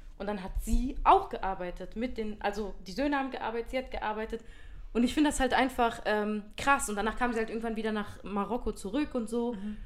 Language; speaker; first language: German; early bilingual, other home language; Berber languages